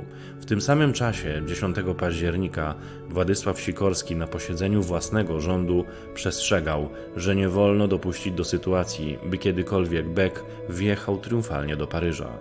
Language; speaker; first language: Polish; native; Polish